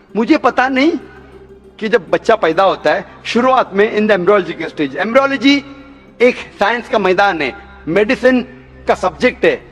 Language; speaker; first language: Hindi; non-native, local second language; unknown